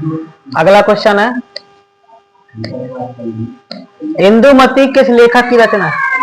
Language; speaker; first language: Hindi; native; Hindi